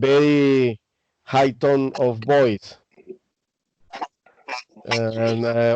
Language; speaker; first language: English; non-native, learner; Spanish